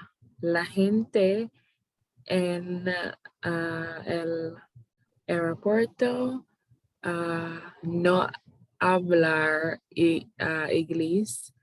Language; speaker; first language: Spanish; non-native, learner; English